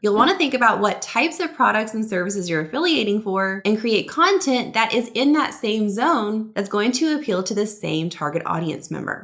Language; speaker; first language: English; native; English